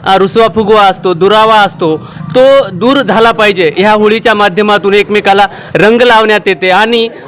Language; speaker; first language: Marathi; non-native, local second language; Lambadi